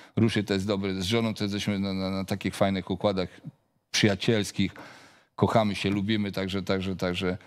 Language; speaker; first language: Polish; native; Polish